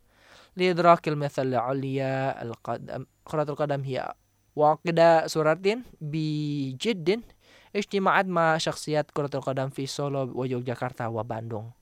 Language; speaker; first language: Arabic; non-native, fluent; Indonesian